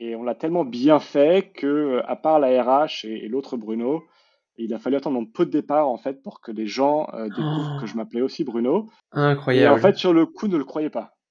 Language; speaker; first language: French; native; French